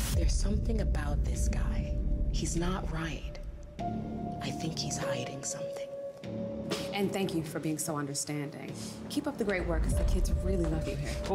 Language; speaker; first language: English; native; English